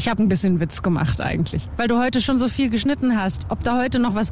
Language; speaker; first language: German; native; German